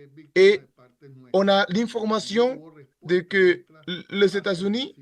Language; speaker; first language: French; non-native, learner; Spanish